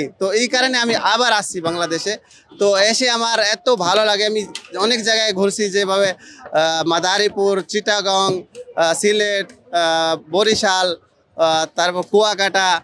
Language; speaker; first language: Bangla; non-native, fluent; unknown